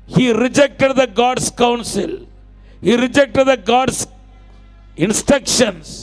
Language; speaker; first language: English; non-native, local second language; Telugu